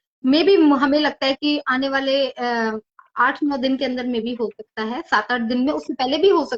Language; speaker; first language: Hindi; native; Hindi